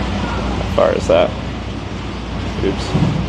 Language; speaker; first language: English; native; English